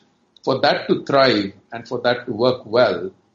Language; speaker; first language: English; non-native, local second language; Kannada